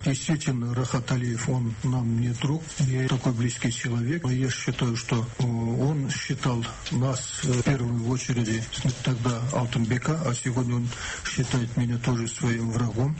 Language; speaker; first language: Russian; non-native, local second language; Kazakh